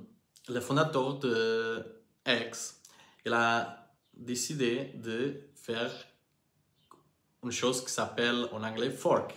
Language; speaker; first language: French; non-native, learner; Portuguese